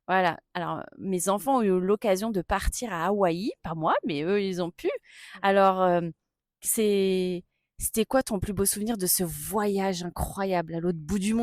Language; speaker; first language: French; native; French